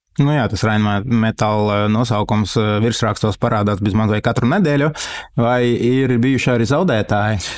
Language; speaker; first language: Latvian; non-native, local second language; Russian